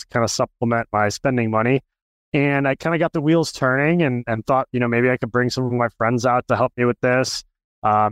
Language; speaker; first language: English; native; English